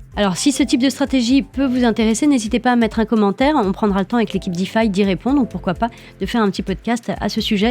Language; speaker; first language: French; native; French